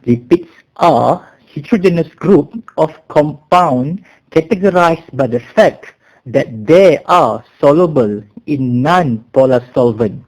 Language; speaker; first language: English; non-native, local second language; Malay